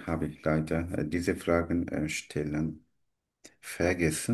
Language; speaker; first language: German; non-native, learner; Turkish